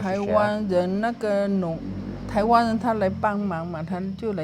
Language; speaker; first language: Chinese; early bilingual, heritage; Chinese